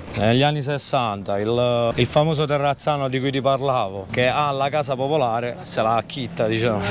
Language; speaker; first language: Italian; native; Italian